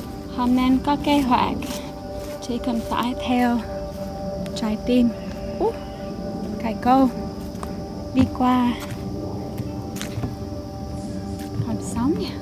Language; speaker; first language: Vietnamese; non-native, fluent; English